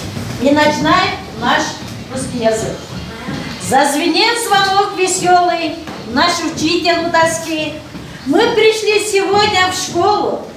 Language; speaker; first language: Russian; non-native, local second language; Kyrgyz